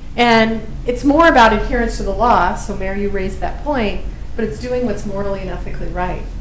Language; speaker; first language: English; native; English